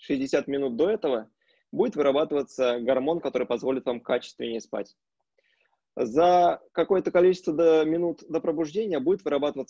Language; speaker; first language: Russian; native; Russian